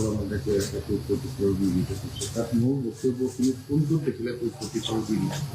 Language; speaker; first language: Assamese; non-native, local second language; Karbi